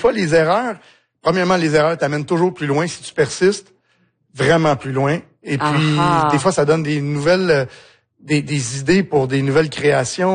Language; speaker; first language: French; native; French